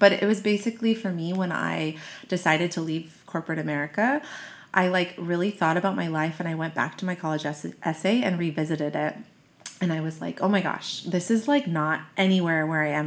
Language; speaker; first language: English; native; English